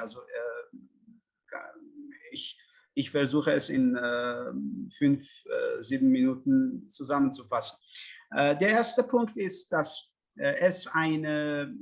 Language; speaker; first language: German; non-native, fluent; Persian